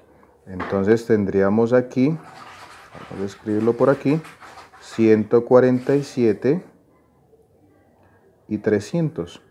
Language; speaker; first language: Spanish; native; Spanish